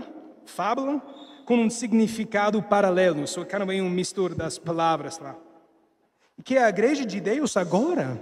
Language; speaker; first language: Portuguese; non-native, fluent; English